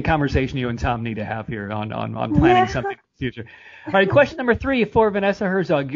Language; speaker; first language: English; native; English